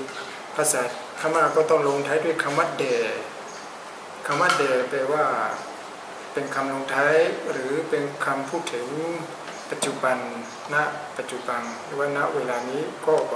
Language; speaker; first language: Thai; native; Thai